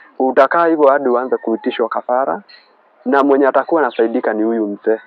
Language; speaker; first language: Swahili; native; Swahili